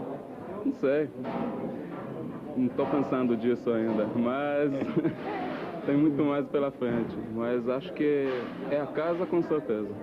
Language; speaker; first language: Portuguese; early bilingual, heritage; Portuguese